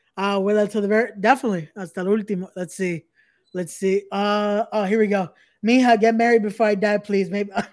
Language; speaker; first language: English; early bilingual, other home language; Spanish